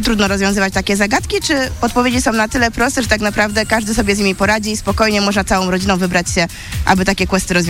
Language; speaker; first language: Polish; native; Polish